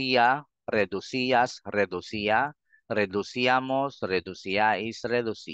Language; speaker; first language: Spanish; non-native, fluent; Filipino